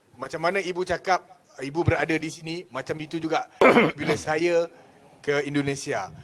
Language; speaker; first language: Malay; native; Malay